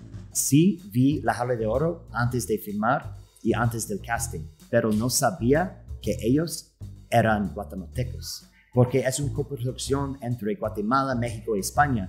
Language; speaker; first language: Spanish; non-native, fluent; English